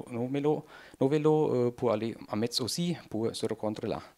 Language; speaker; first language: French; non-native, fluent; German